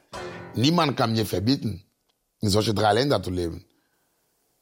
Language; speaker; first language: German; non-native, fluent; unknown